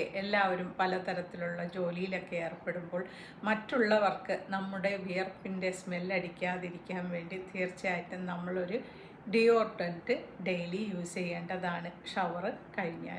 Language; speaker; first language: Malayalam; native; Malayalam